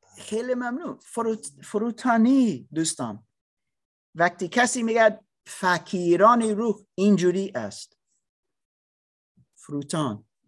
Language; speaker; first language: Persian; non-native, learner; English